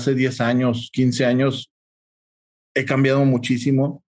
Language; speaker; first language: Spanish; native; Spanish